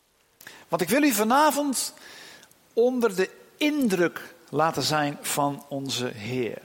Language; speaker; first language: Dutch; native; Dutch